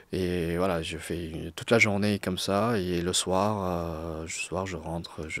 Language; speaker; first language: French; non-native, fluent; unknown